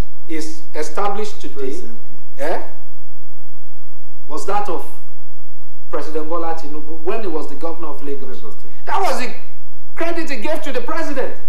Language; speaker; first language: English; non-native, local second language; Yoruba